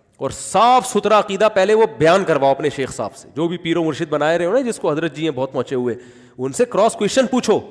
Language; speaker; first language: Urdu; native; Urdu